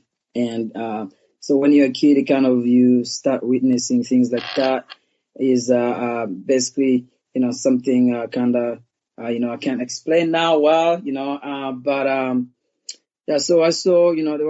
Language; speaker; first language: English; non-native, local second language; Kinyarwanda